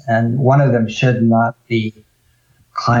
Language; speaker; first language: English; native; English